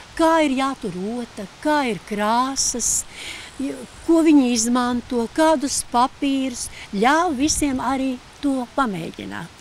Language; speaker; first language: Latvian; native; Latvian